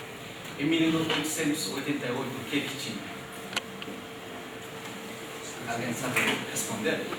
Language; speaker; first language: Portuguese; non-native, fluent; Japanese